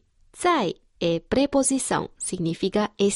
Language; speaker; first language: Portuguese; non-native, fluent; Chinese